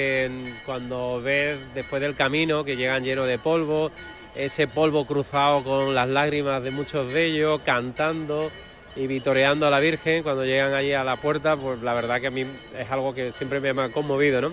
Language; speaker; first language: Spanish; native; Spanish